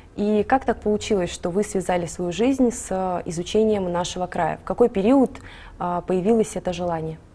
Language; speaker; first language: Russian; non-native, local second language; Ingush